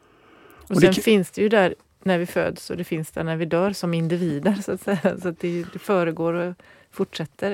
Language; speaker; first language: Swedish; native; Swedish